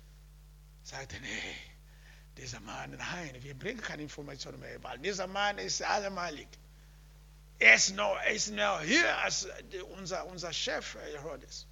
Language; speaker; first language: German; non-native, learner; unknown